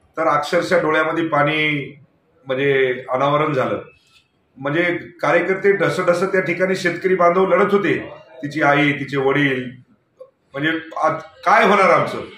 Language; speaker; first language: Marathi; native; Marathi